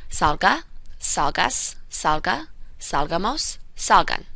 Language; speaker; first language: Spanish; non-native, fluent; English